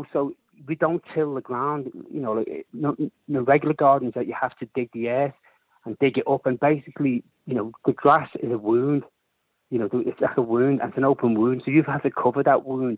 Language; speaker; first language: English; native; English